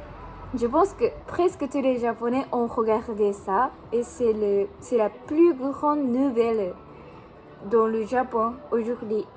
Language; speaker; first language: French; non-native, learner; Japanese